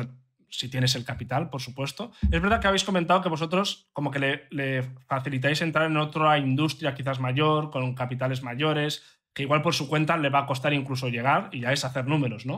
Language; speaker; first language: Spanish; native; Spanish